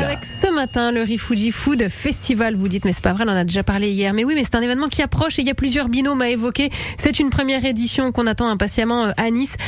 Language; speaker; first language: French; native; French